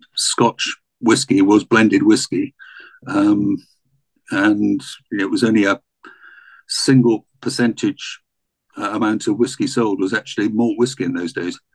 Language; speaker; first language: English; native; English